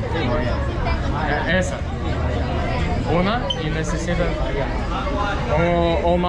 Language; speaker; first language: Spanish; non-native, learner; Russian